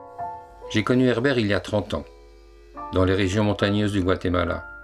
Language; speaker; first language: French; native; French